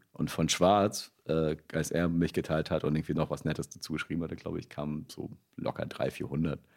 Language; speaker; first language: German; early bilingual, other home language; Russian